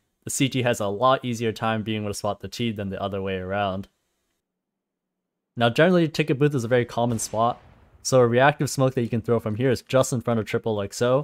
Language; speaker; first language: English; native; English